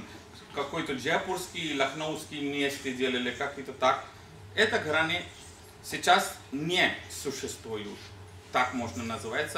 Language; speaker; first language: Russian; non-native, learner; Hindi